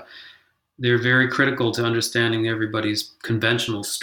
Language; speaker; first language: English; native; English